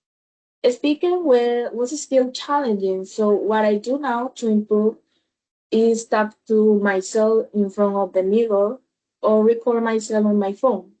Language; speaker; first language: English; non-native, learner; Spanish